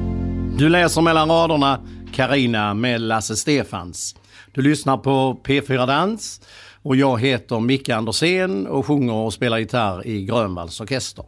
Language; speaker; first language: Swedish; native; Swedish